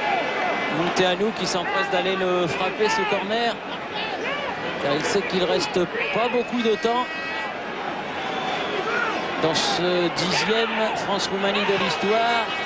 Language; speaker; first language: French; native; French